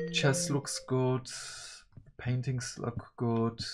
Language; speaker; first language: English; early bilingual, other home language; Turkish